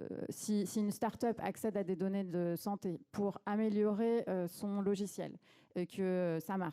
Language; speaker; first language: French; native; French